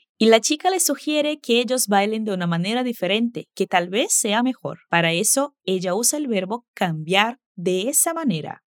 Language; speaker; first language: Spanish; non-native, fluent; Portuguese